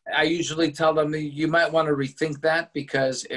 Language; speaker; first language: English; early bilingual, other home language; Spanish